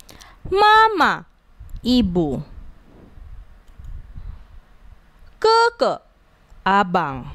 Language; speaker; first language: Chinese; non-native, local second language; Malay